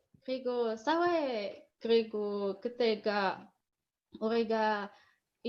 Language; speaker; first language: Korean; non-native, learner; Indonesian